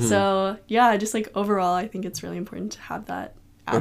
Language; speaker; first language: English; native; English